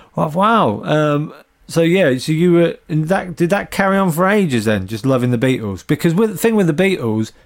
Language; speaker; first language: English; native; English